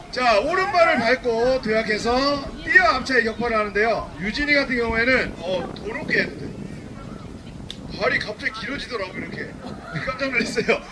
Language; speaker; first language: Korean; native; Korean